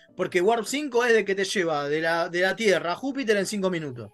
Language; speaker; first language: Spanish; native; Spanish